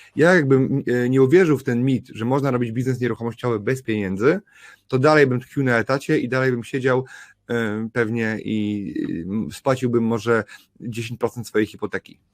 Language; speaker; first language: Polish; native; Polish